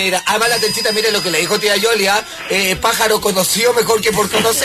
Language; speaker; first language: Spanish; native; Spanish